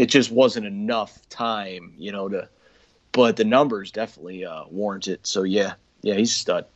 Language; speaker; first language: English; native; English